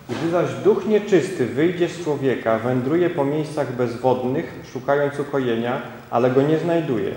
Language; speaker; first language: Polish; non-native, learner; Portuguese